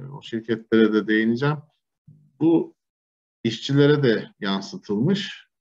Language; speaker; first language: Turkish; native; Turkish